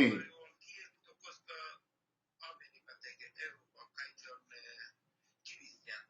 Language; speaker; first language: Finnish; non-native, learner; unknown